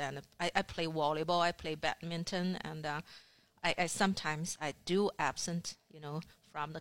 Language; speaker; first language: English; non-native, fluent; Chinese